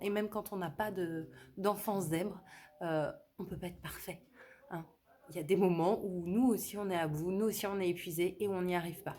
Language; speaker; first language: French; native; French